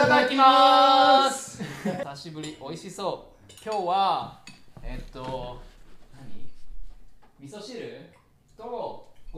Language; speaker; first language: Japanese; native; Japanese